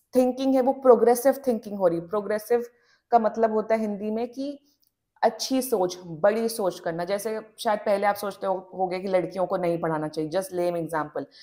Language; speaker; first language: Hindi; native; Hindi